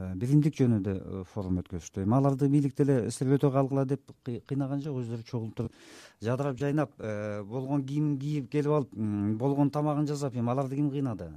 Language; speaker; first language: Kyrgyz; native; Kyrgyz